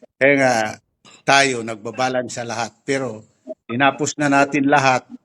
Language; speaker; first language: Filipino; non-native, local second language; Tausug